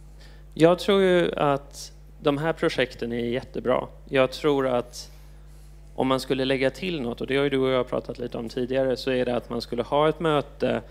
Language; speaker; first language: Swedish; native; Swedish